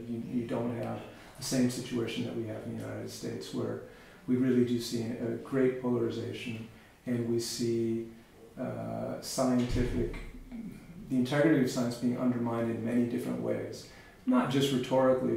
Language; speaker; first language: English; native; English